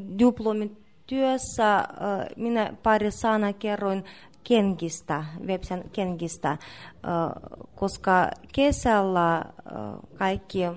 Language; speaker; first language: Finnish; non-native, learner; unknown